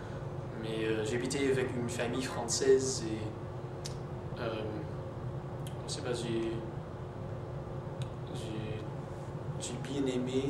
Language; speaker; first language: French; non-native, fluent; English